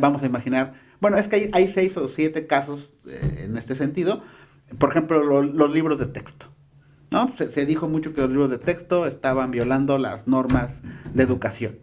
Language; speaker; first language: Spanish; native; Spanish